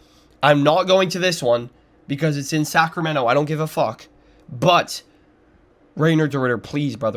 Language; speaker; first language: English; native; English